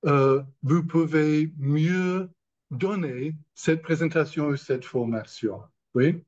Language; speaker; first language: French; non-native, learner; English